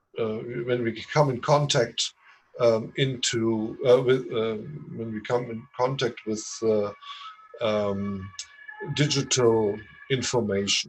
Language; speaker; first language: English; non-native, fluent; German